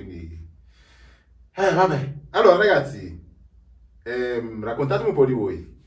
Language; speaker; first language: Italian; native; Italian